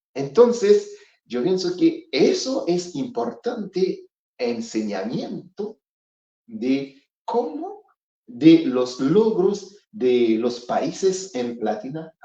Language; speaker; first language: Spanish; non-native, fluent; Haitian Creole